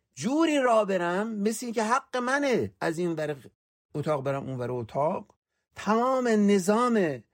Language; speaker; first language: Persian; native; Persian